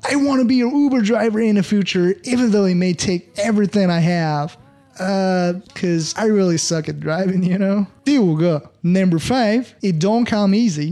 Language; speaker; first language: English; non-native, fluent; Chinese